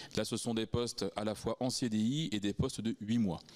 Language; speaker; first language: French; native; French